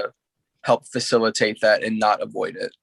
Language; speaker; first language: English; native; English